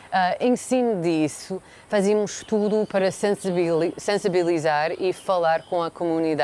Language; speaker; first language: Portuguese; non-native, fluent; English